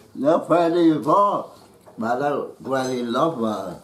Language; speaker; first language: English; non-native, learner; Vietnamese